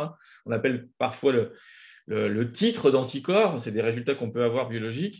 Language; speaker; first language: French; native; French